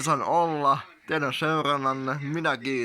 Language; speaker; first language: Finnish; non-native, learner; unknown